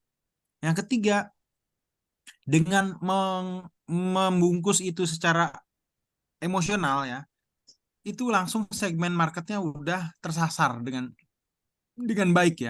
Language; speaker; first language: Indonesian; native; Indonesian